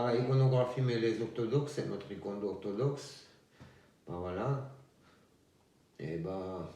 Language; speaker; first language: French; non-native, fluent; Georgian